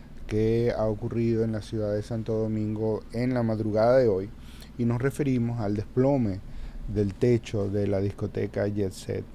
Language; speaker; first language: Spanish; native; Spanish